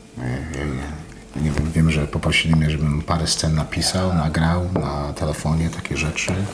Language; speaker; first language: Polish; early bilingual, heritage; Polish